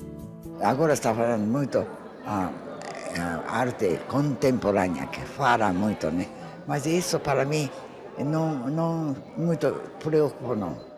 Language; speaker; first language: Portuguese; non-native, fluent; Japanese